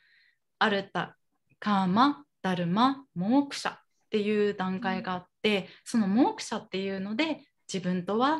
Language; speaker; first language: Japanese; native; Japanese